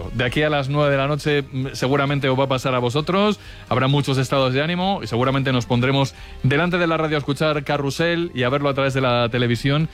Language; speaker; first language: Spanish; native; Spanish